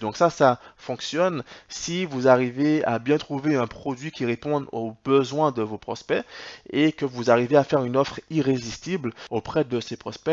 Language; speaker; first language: French; native; French